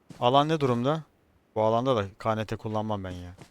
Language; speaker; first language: Turkish; native; Turkish